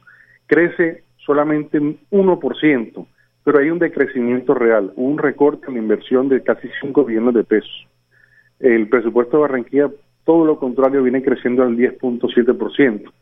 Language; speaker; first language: Spanish; native; Spanish